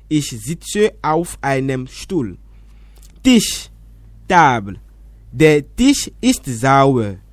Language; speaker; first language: German; non-native, fluent; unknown